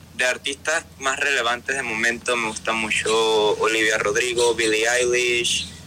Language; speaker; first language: Spanish; native; Spanish